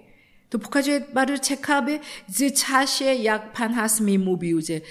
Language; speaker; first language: Polish; non-native, learner; Korean